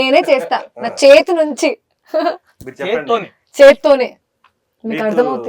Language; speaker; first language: Telugu; non-native, local second language; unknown